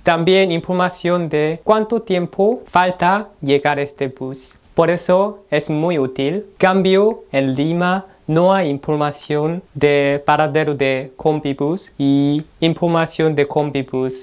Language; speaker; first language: Spanish; non-native, learner; Korean